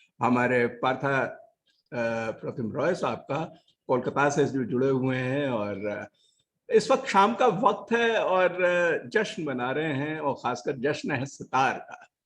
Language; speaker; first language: Hindi; native; Hindi